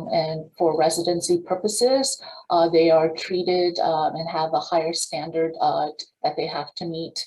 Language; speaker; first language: English; native; English